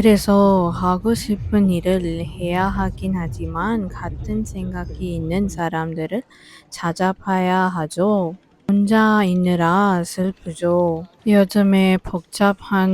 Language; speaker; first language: Korean; non-native, fluent; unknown